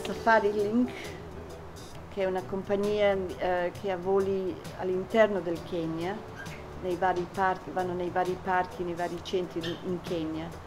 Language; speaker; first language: Italian; early bilingual, heritage; Italian